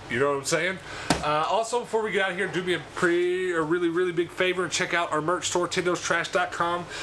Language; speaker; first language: English; native; English